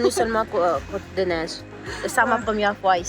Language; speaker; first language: French; non-native, learner; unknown